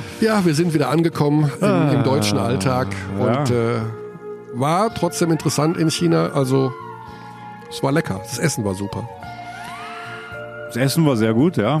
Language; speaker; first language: German; native; German